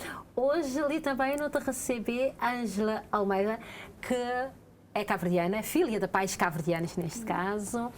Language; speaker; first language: Portuguese; non-native, local second language; Kabuverdianu